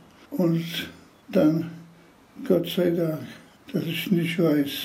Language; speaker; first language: German; non-native, fluent; Polish